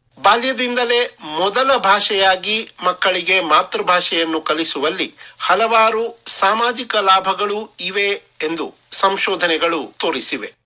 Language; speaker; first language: Kannada; non-native, local second language; Marathi